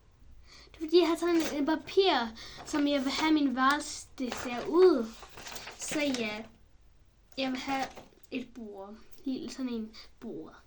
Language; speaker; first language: Danish; early bilingual, other home language; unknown